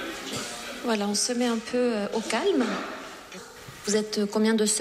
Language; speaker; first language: French; native; French